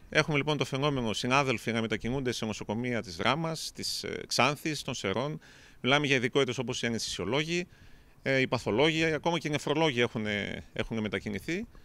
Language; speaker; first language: Greek; native; Greek